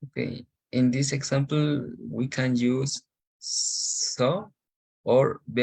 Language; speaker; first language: English; non-native, learner; Spanish